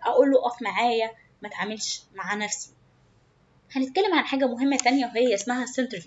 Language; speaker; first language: Arabic; native; Arabic